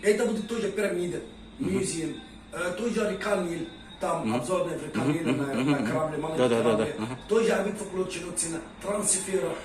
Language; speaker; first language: Russian; non-native, learner; Arabic